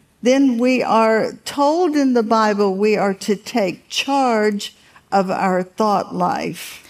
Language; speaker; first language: English; native; English